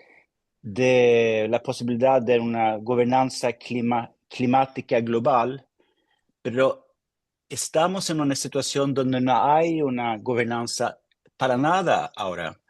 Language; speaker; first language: Spanish; non-native, fluent; Swedish